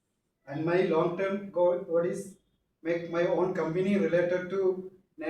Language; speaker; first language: English; non-native, local second language; Malayalam